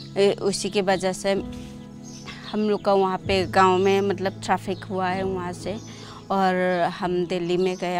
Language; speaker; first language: Hindi; non-native, local second language; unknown